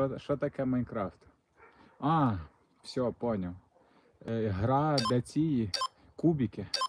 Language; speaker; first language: Ukrainian; non-native, local second language; Russian